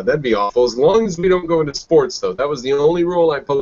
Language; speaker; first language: English; native; English